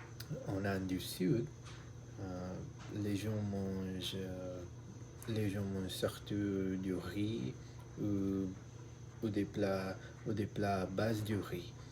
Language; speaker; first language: French; non-native, learner; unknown